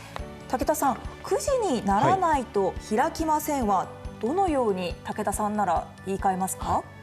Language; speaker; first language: Japanese; native; Japanese